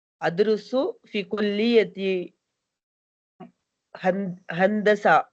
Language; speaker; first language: Arabic; non-native, learner; Tamil